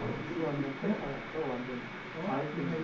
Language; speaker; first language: Korean; native; Korean